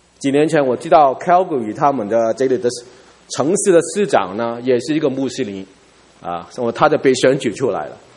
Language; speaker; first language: Chinese; non-native, local second language; Cantonese